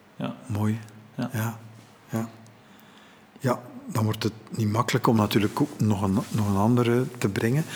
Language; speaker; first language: Dutch; native; Dutch